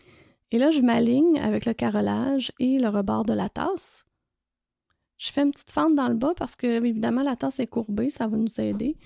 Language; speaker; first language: French; native; French